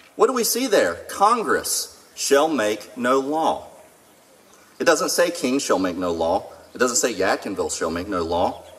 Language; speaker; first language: English; native; English